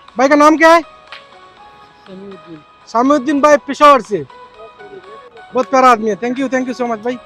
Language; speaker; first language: Hindi; non-native, learner; Bangla